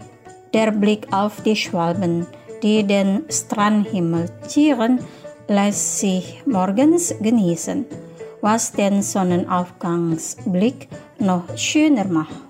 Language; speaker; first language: German; non-native, fluent; Indonesian